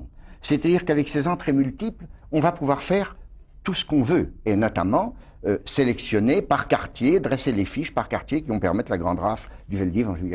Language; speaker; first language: French; native; French